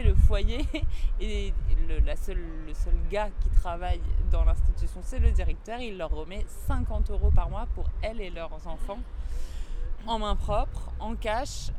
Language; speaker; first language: French; native; French